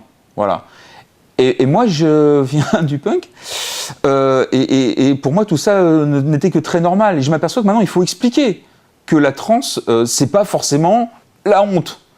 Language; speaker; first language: French; native; French